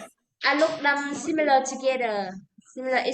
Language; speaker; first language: English; non-native, learner; Vietnamese